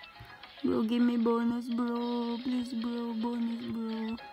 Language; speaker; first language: English; non-native, local second language; Cebuano